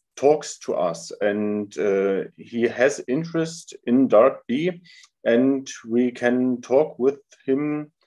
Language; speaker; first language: English; non-native, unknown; German